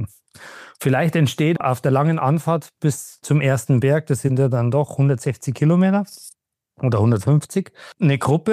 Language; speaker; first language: German; native; German